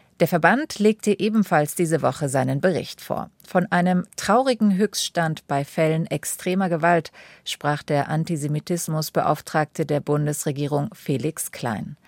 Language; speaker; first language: German; native; German